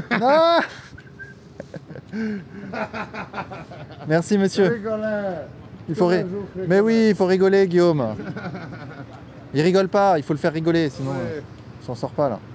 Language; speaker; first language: French; native; French